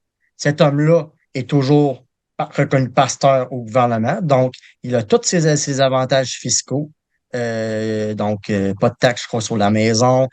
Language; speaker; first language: French; native; French